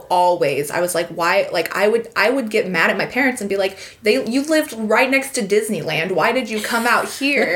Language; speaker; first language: English; native; English